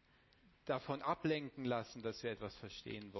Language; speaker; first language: German; non-native, fluent; Romanian